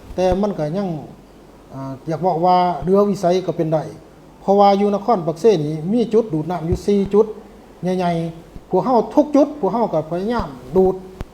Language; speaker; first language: Lao; native; Lao